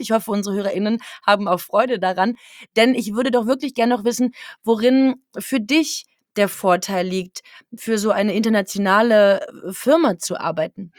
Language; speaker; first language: German; native; German